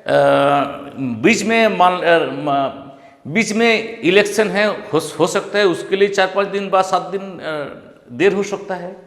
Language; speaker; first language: Hindi; non-native, local second language; Bangla